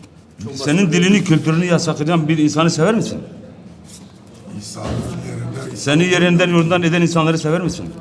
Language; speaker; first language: Turkish; non-native, local second language; Kurdish